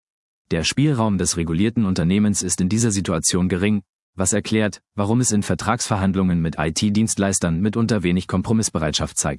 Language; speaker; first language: German; native; German